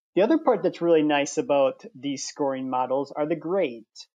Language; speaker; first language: English; native; English